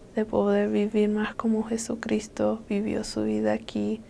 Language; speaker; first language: Spanish; early bilingual, other home language; English